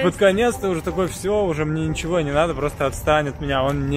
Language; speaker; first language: Russian; native; Russian